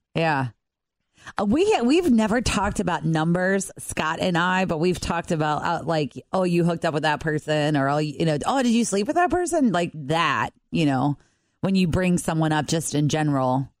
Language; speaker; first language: English; native; English